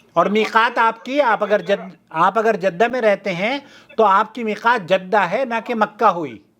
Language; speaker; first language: Urdu; native; Urdu